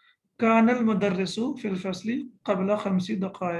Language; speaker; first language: Arabic; non-native, fluent; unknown